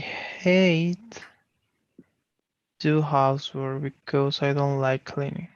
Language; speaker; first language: English; non-native, learner; Portuguese